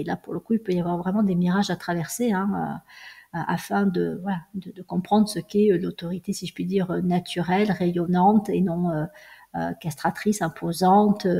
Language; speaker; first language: French; native; French